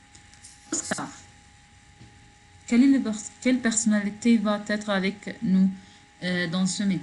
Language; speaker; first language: French; non-native, learner; Arabic